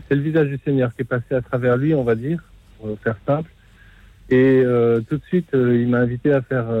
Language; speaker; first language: French; native; French